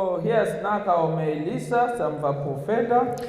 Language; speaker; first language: Danish; non-native, fluent; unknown